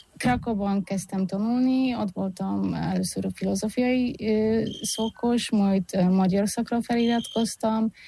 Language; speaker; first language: Hungarian; non-native, learner; Polish